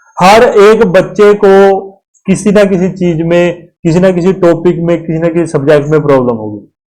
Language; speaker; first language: Hindi; native; Hindi